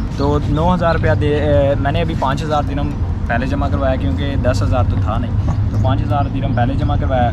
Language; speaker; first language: Urdu; non-native, local second language; Punjabi